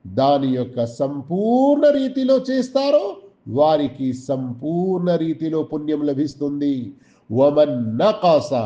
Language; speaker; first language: Telugu; non-native, local second language; Urdu